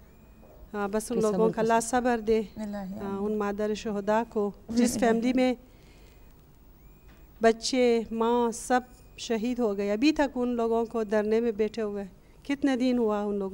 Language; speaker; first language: Hindi; non-native, local second language; Hazaragi